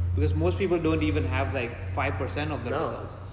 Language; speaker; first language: English; non-native, local second language; Gujarati